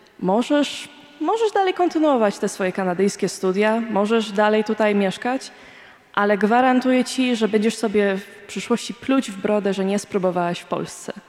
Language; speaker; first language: Polish; early bilingual, heritage; Polish